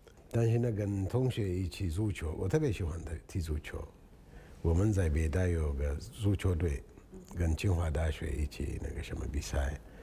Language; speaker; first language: Chinese; non-native, fluent; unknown